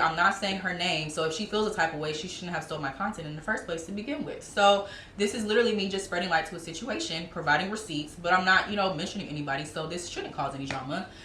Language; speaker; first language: English; native; English